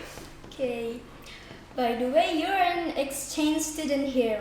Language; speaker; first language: English; non-native, learner; Indonesian